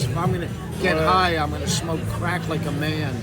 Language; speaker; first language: English; native; English